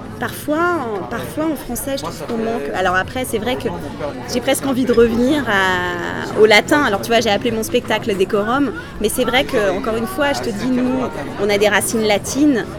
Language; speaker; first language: French; non-native, local second language; German